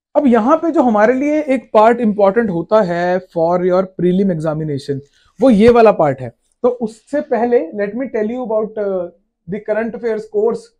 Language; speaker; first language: Hindi; native; Hindi